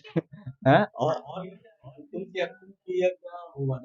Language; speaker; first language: Hindi; non-native, learner; Bangla